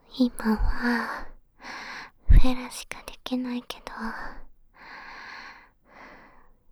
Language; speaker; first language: Japanese; native; Japanese